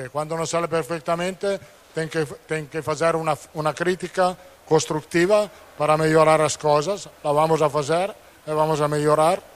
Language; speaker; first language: Portuguese; non-native, learner; Italian